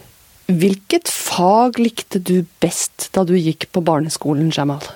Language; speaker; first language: Norwegian; native; Norwegian